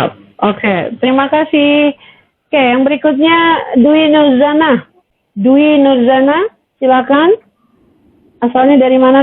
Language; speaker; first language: Indonesian; native; Indonesian